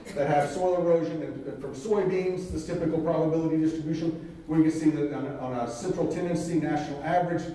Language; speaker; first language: English; native; English